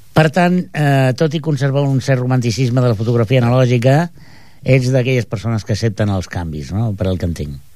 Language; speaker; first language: Catalan; native; Catalan